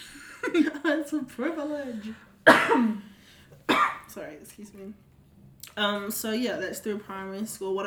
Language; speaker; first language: English; native; English